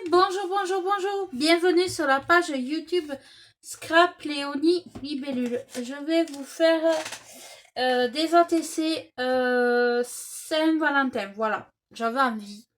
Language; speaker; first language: French; native; French